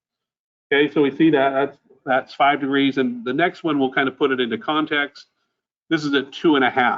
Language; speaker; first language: English; native; English